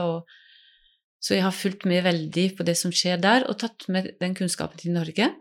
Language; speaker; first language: Norwegian; non-native, fluent; French